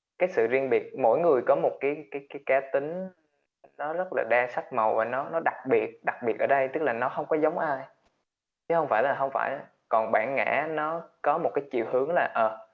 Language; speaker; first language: Vietnamese; native; Vietnamese